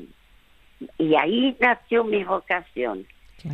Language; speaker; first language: Spanish; early bilingual, other home language; French